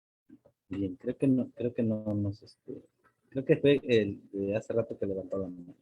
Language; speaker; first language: Spanish; non-native, local second language; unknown